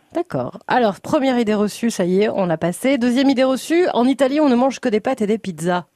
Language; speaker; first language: French; native; French